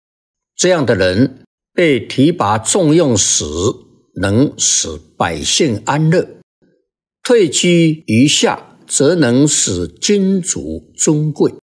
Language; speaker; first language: Chinese; native; Chinese